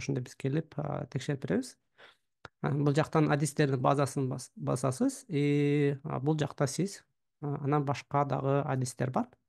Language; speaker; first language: Kyrgyz; native; Kyrgyz